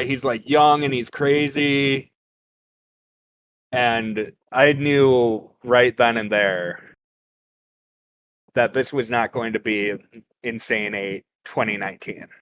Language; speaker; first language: English; native; English